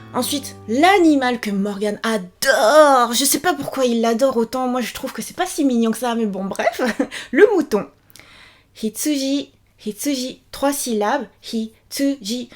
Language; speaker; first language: French; native; French